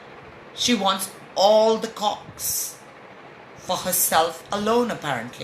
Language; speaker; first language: English; non-native, local second language; Hindi